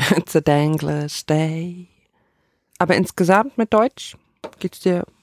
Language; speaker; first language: German; native; German